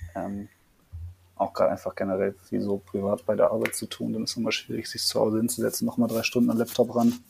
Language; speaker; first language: German; native; German